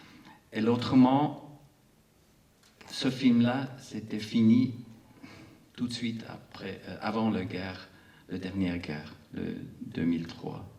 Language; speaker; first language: French; non-native, local second language; Arabic